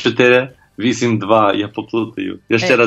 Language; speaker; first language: Ukrainian; non-native, learner; English